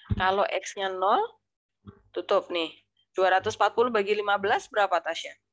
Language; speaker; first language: Indonesian; native; Indonesian